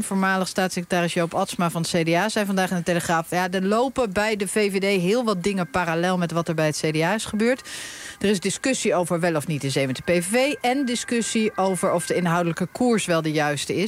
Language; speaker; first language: Dutch; native; Dutch